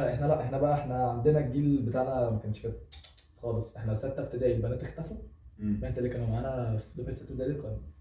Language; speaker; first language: Arabic; native; Arabic